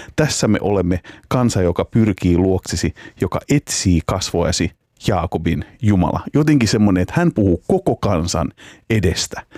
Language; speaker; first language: Finnish; native; Finnish